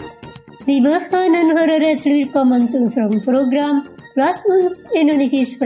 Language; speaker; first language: German; non-native, learner; Indonesian